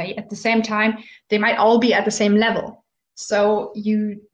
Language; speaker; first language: English; non-native, fluent; German